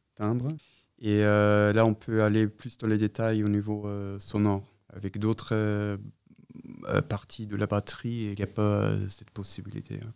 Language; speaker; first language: French; non-native, fluent; German